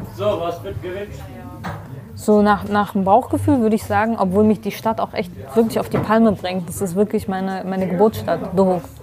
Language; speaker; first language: German; early bilingual, other home language; Kurdish